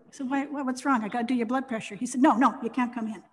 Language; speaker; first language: English; native; English